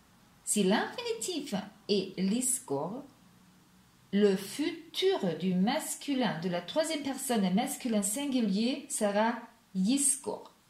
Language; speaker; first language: French; non-native, fluent; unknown